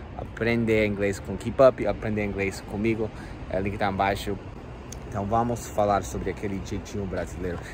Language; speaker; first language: Portuguese; non-native, fluent; English